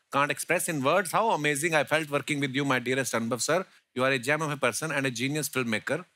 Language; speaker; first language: Hindi; native; Hindi